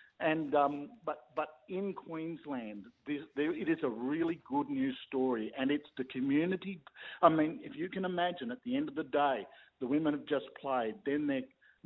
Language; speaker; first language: English; native; English